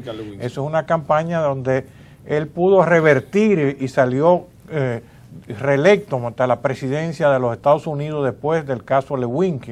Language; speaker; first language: Spanish; native; Spanish